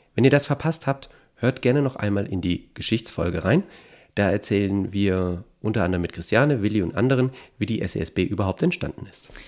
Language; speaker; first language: German; native; German